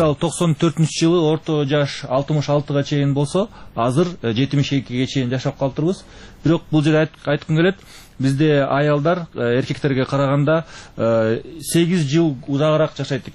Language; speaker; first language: Kyrgyz; native; Kyrgyz